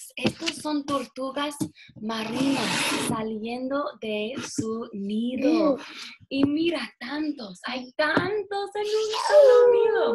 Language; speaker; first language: Spanish; non-native, fluent; English